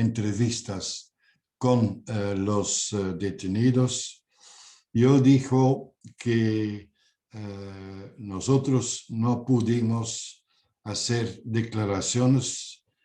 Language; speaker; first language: Spanish; non-native, fluent; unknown